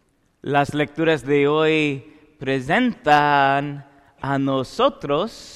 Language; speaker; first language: Spanish; non-native, learner; English